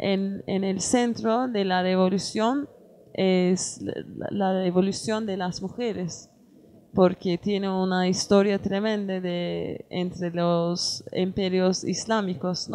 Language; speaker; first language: Spanish; non-native, learner; Kurdish